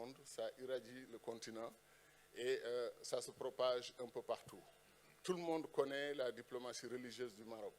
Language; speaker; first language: French; non-native, local second language; Wolof